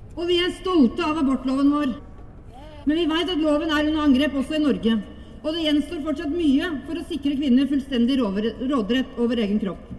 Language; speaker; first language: Norwegian; native; Norwegian